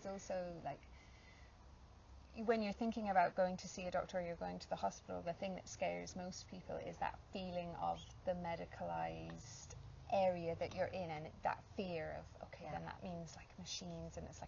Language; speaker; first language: English; native; English